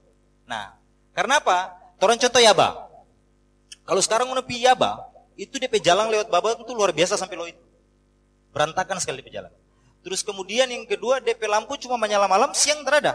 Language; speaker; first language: Indonesian; native; Indonesian